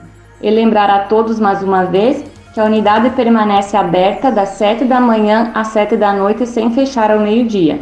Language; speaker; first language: Portuguese; native; Portuguese